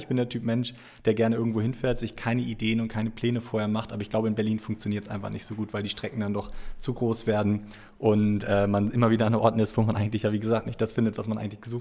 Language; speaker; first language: German; native; German